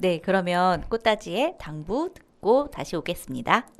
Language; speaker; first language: Korean; native; Korean